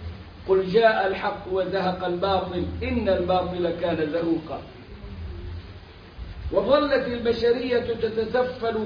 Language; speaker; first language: Arabic; native; Arabic